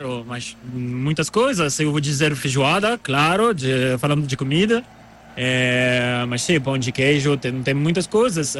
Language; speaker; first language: Portuguese; non-native, learner; French